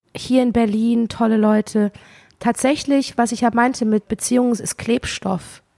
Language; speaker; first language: German; native; German